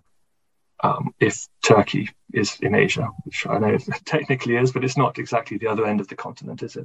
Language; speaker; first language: English; native; English